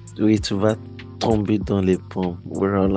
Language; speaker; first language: French; non-native, learner; Yoruba